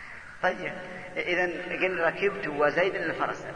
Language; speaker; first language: Arabic; native; Arabic